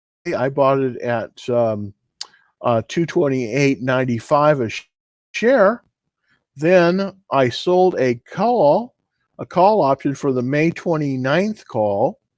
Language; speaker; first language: English; native; English